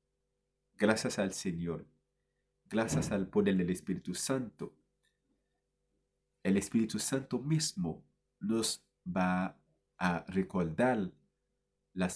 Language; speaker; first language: Spanish; non-native, fluent; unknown